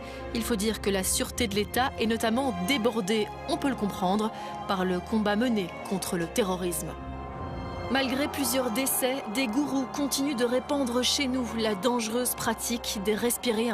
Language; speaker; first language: French; native; French